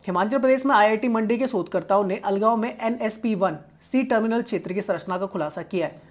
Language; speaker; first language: Hindi; native; Hindi